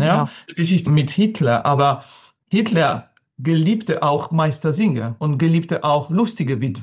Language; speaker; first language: German; non-native, learner; French